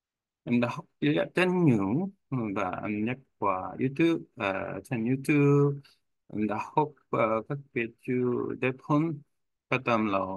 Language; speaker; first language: Vietnamese; non-native, learner; Korean